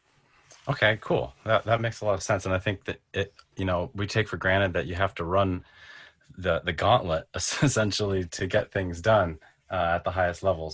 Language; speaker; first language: English; native; English